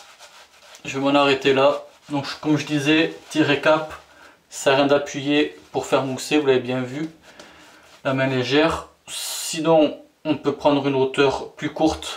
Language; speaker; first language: French; native; French